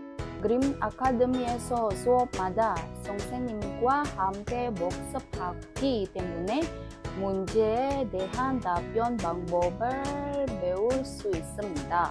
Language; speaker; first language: Korean; non-native, learner; Indonesian